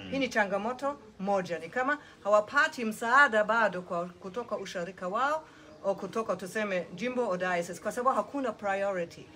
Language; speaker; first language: Swahili; non-native, fluent; German